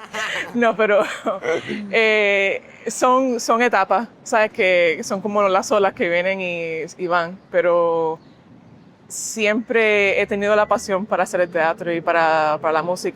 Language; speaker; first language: Spanish; early bilingual, heritage; Spanish